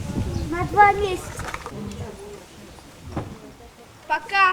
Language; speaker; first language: Russian; non-native, local second language; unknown